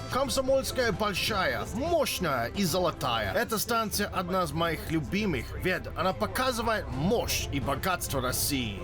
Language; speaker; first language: Russian; non-native, fluent; English